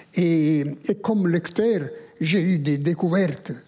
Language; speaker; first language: French; non-native, fluent; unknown